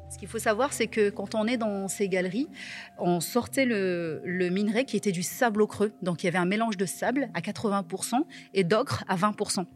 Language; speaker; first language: French; non-native, local second language; Arabic